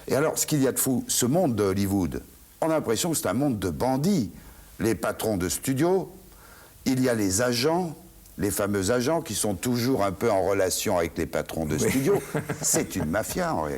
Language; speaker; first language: French; native; French